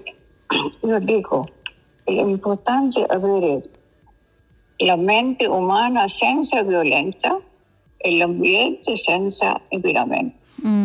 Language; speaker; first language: Italian; non-native, learner; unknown